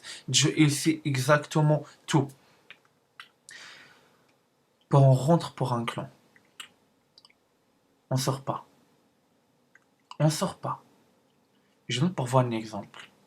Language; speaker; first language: French; non-native, learner; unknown